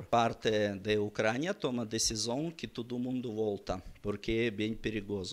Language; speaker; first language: Portuguese; non-native, learner; Russian